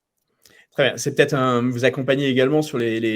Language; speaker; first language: French; native; French